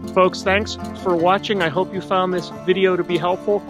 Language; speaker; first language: English; native; English